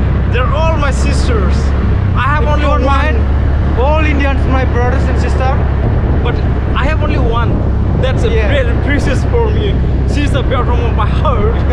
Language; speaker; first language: English; non-native, learner; Bodo